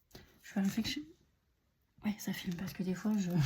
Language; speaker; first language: French; native; French